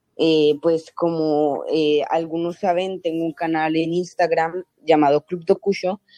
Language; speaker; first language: Spanish; native; Spanish